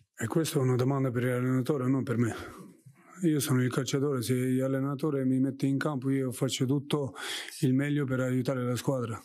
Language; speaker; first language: Italian; non-native, fluent; German